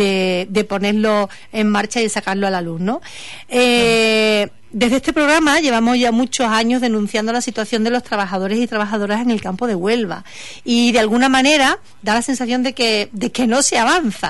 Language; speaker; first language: Spanish; native; Spanish